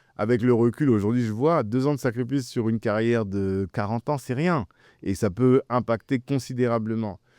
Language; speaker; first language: French; early bilingual, other home language; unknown